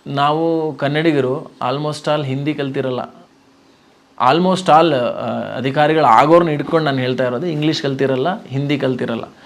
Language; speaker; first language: Kannada; non-native, local second language; Lambadi